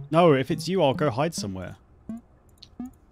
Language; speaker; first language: English; native; English